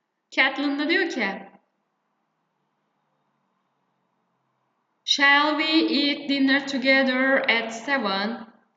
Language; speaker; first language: English; non-native, fluent; Turkish